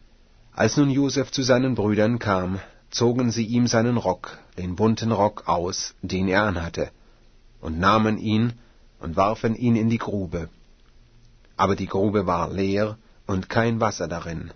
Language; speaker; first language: German; native; German